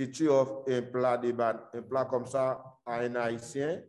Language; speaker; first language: French; non-native, local second language; Haitian Creole